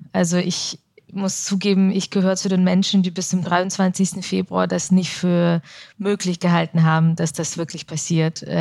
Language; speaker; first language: German; early bilingual, other home language; Russian